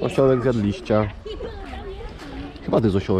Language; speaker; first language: Polish; native; Polish